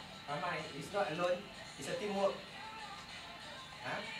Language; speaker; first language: English; non-native, local second language; Malay